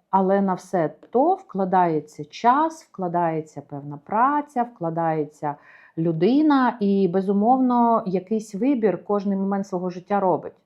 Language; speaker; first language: Ukrainian; native; Ukrainian